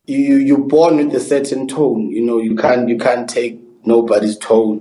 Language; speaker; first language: English; non-native, local second language; Zulu